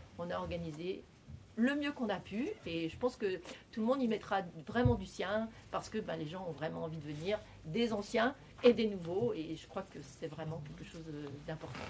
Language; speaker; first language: French; native; French